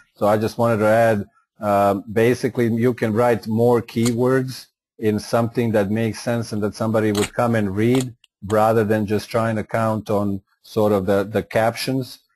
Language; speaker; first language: English; non-native, fluent; Croatian